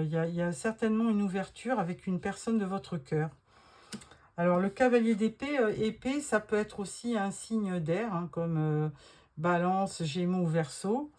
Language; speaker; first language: French; native; French